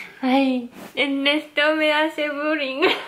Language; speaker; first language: Spanish; non-native, fluent; Japanese